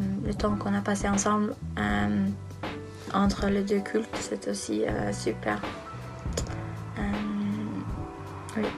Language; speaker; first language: French; non-native, learner; Norwegian